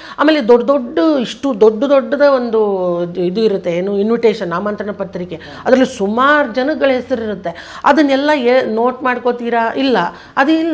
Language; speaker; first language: Kannada; native; Kannada